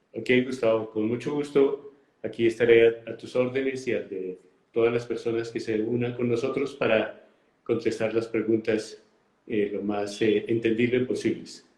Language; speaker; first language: Spanish; native; Spanish